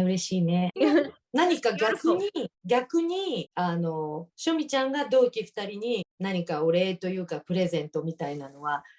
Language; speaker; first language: Japanese; native; Japanese